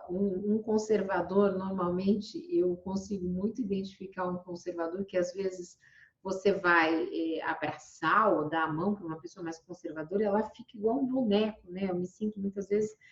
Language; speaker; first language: Portuguese; native; Portuguese